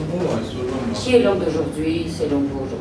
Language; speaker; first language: French; non-native, fluent; Armenian